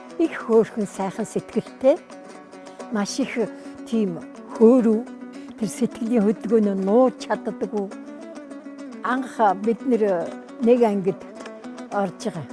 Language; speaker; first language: Mongolian; native; Mongolian